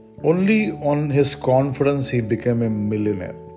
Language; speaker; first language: English; non-native, local second language; Malayalam